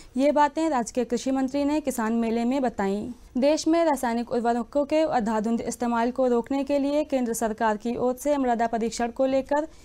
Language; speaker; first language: Hindi; native; Hindi